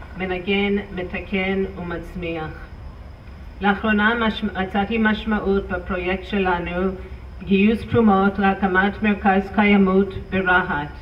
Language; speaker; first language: Hebrew; non-native, fluent; English